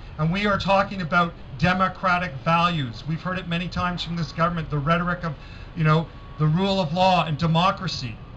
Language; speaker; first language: English; native; English